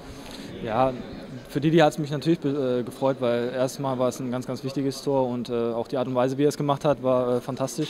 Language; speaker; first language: German; native; German